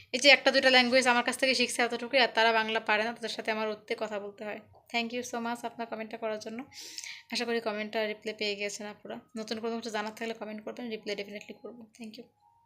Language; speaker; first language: Bangla; native; Bangla